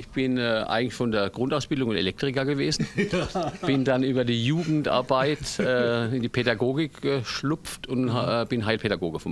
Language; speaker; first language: German; native; German